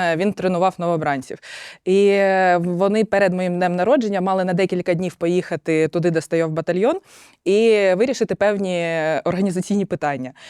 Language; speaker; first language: Ukrainian; non-native, local second language; Russian